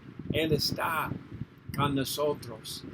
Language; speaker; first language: Spanish; non-native, learner; English